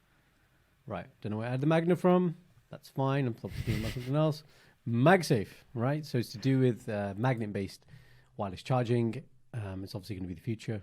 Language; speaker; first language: English; early bilingual, other home language; Punjabi